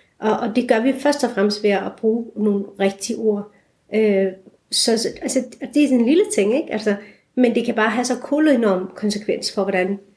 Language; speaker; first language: Danish; early bilingual, other home language; Turkish